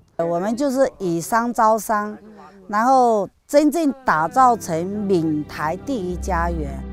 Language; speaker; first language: Chinese; non-native, local second language; Hakka Chinese